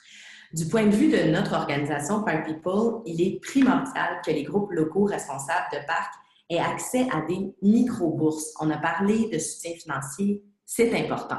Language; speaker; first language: French; native; French